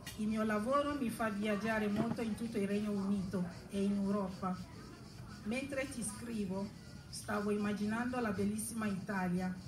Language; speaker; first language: Italian; non-native, fluent; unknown